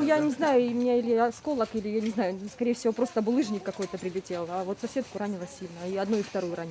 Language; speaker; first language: Russian; native; Russian